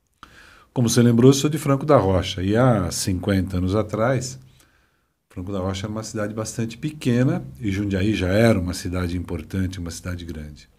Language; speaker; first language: Portuguese; native; Portuguese